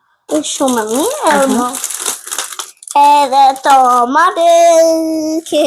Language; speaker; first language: Albanian; early bilingual, heritage; Albanian